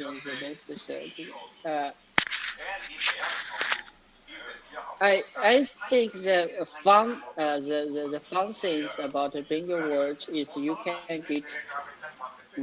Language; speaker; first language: English; non-native, learner; Chinese